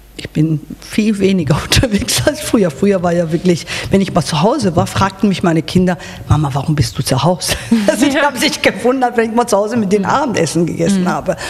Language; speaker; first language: German; non-native, fluent; Persian